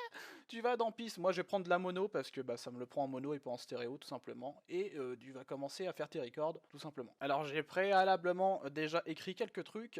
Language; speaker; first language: French; native; French